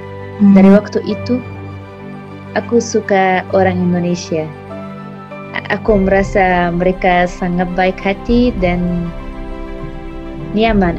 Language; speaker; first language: Indonesian; non-native, fluent; Arabic